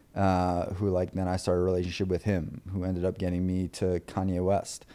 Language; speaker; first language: English; native; English